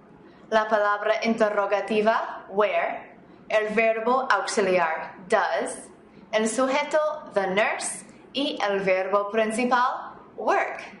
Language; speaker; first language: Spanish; non-native, fluent; English